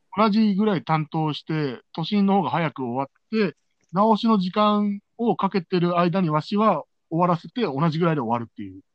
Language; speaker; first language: Japanese; native; Japanese